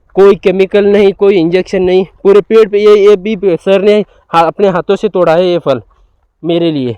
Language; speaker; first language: Hindi; non-native, local second language; Kannada